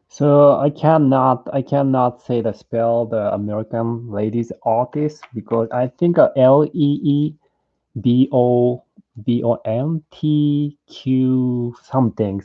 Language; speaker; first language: English; non-native, learner; Japanese